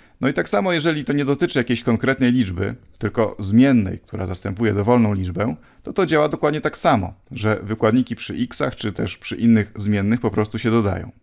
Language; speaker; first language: Polish; native; Polish